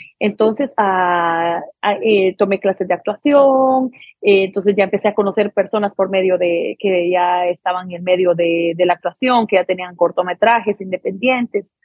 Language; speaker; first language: Spanish; native; Spanish